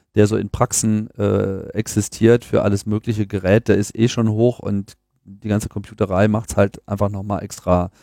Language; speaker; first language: German; native; German